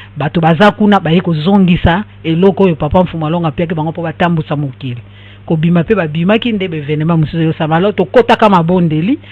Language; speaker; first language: Lingala; non-native, local second language; Kongo